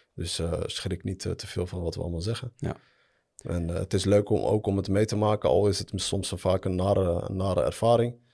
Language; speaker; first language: Dutch; early bilingual, other home language; Arabic